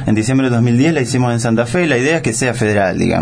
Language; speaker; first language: Spanish; native; Spanish